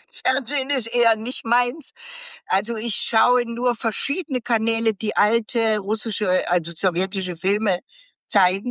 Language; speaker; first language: German; native; German